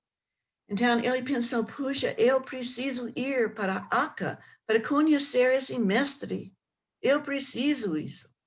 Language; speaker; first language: Portuguese; non-native, learner; English